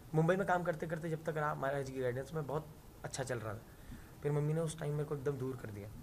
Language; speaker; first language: Hindi; native; Hindi